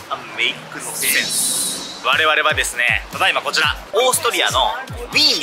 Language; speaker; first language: Japanese; native; Japanese